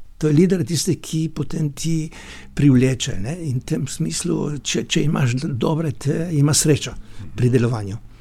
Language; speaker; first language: Slovenian; native; Slovenian